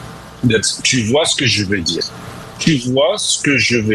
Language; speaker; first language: French; non-native, fluent; English